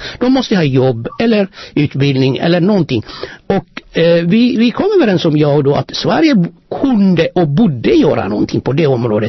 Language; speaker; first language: Swedish; non-native, fluent; Amharic